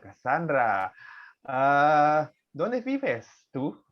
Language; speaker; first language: Spanish; non-native, learner; Indonesian